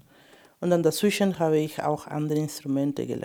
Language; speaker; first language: German; non-native, fluent; Spanish